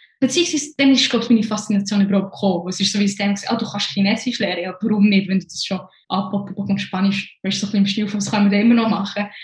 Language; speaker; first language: German; early bilingual, other home language; Arabic